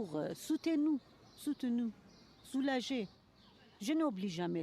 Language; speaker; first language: French; non-native, fluent; Persian